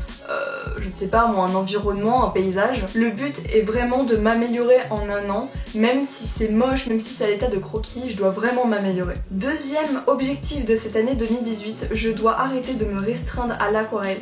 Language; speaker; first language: French; native; French